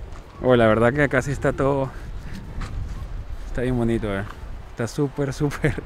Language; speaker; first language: Spanish; native; Spanish